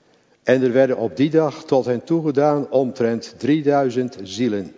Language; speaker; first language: Dutch; native; Dutch